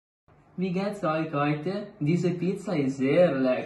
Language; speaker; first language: German; non-native, learner; Italian